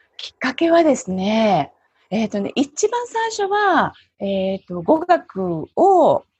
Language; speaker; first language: Japanese; native; Japanese